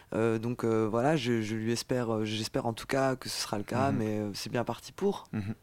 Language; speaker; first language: French; native; French